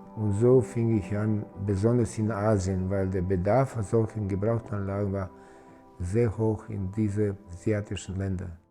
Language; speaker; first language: German; non-native, fluent; Serbian